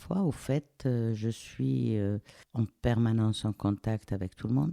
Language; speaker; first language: French; non-native, local second language; Arabic